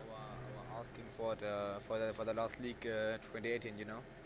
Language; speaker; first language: English; non-native, learner; German